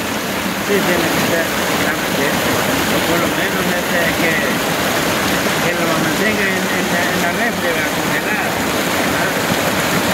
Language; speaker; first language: Spanish; native; Spanish